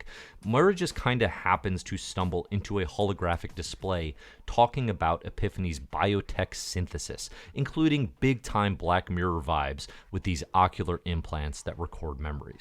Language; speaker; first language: English; native; English